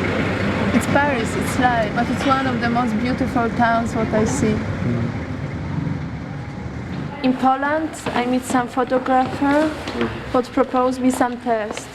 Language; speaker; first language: English; non-native, learner; Polish